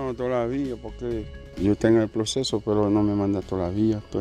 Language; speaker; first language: Spanish; non-native, learner; Haitian Creole